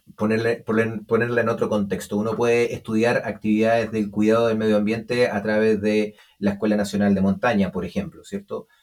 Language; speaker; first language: Spanish; native; Spanish